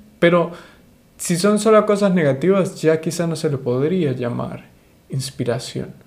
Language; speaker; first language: Spanish; native; Spanish